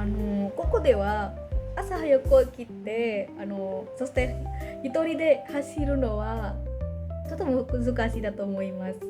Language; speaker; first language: Japanese; non-native, learner; Indonesian